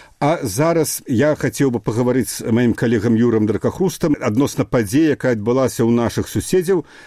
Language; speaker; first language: Belarusian; native; Belarusian